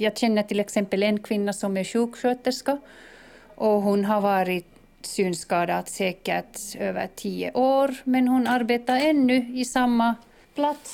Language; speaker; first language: Swedish; non-native, fluent; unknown